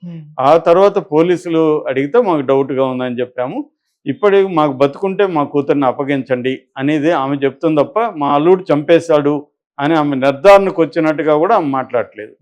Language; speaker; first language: Telugu; native; Telugu